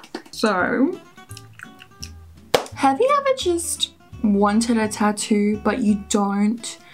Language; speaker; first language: English; early bilingual, other home language; Spanish